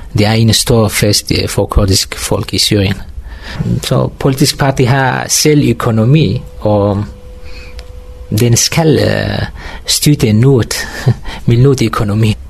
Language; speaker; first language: Danish; non-native, learner; Kurdish